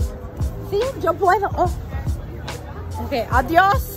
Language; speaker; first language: Spanish; non-native, learner; English